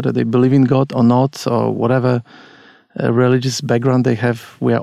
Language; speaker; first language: English; non-native, fluent; Polish